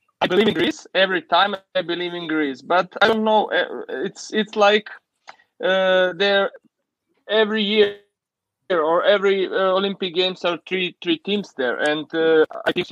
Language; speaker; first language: English; non-native, learner; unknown